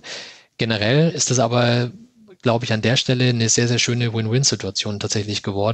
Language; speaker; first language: German; native; German